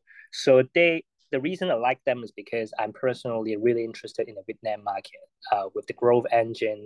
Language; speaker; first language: English; non-native, local second language; Cantonese